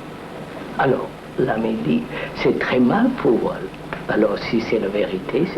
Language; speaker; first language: French; non-native, learner; Telugu